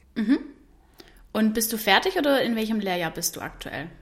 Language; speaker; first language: German; native; German